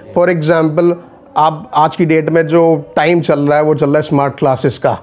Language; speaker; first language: Hindi; native; Hindi